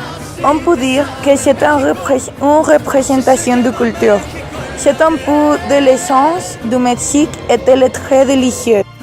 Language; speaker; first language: French; non-native, learner; Spanish